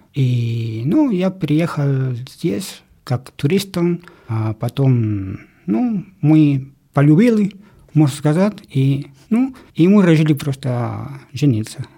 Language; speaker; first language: Russian; non-native, learner; Spanish